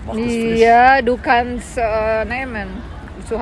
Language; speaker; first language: German; non-native, learner; Indonesian